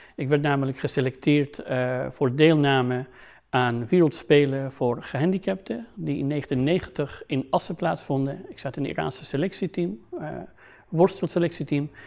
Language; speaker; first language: Dutch; non-native, fluent; Persian